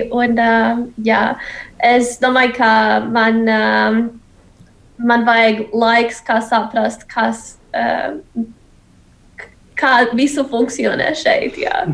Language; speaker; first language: Latvian; non-native, learner; Spanish